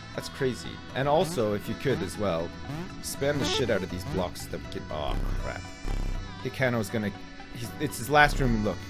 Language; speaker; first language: English; native; English